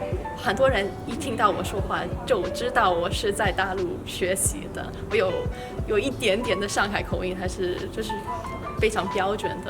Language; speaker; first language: Chinese; non-native, fluent; English